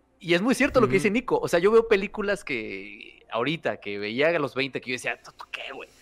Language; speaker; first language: Spanish; native; Spanish